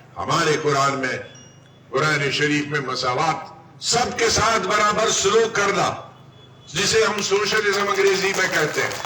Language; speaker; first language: Urdu; non-native, local second language; Kashmiri